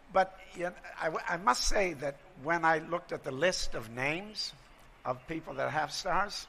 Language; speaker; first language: English; native; English